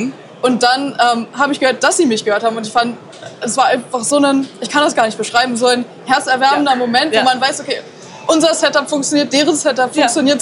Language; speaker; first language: German; native; German